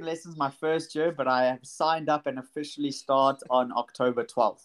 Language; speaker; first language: English; native; English